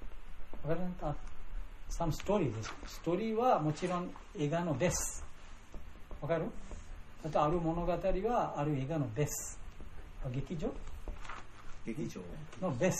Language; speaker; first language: Japanese; non-native, learner; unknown